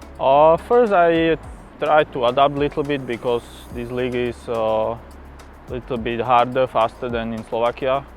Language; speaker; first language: English; non-native, fluent; Slovak